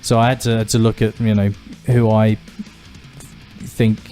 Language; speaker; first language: English; native; English